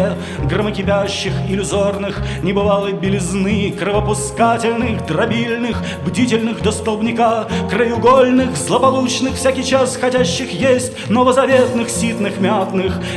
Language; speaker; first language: Russian; native; Russian